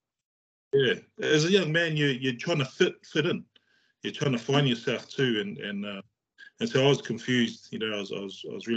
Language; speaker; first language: English; native; English